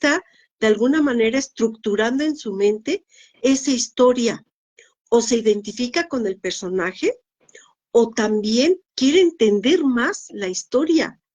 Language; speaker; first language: Spanish; native; Spanish